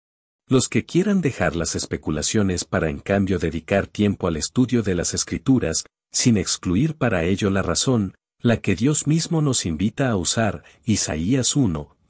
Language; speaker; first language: Spanish; native; Spanish